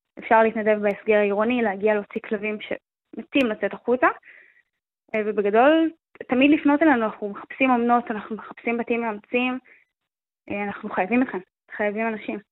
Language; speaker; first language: Hebrew; native; Hebrew